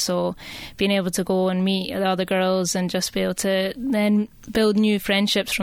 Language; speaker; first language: English; native; English